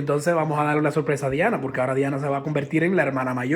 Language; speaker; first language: Spanish; native; Spanish